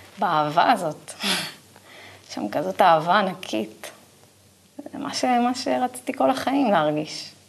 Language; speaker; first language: Hebrew; native; Hebrew